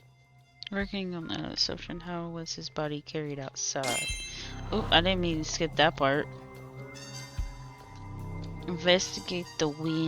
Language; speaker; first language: English; native; English